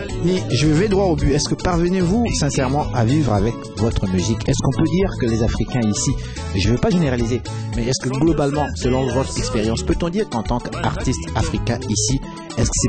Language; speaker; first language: French; native; French